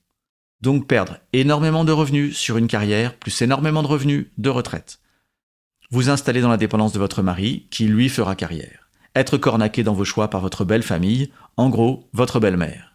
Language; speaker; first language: French; native; French